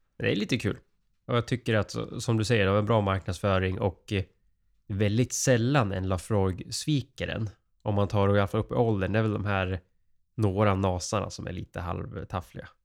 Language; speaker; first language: Swedish; native; Swedish